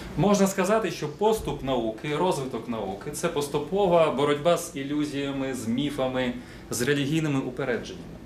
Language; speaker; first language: Ukrainian; non-native, local second language; Russian